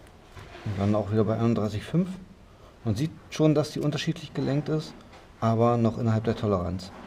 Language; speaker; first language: German; native; German